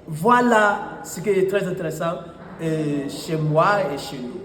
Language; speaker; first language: French; non-native, fluent; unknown